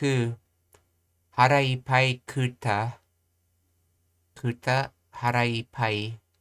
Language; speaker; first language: Japanese; non-native, learner; English